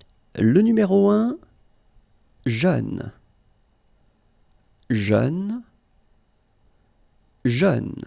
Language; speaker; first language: French; native; French